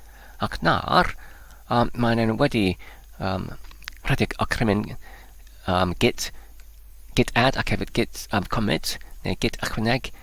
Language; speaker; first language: Welsh; non-native, learner; Polish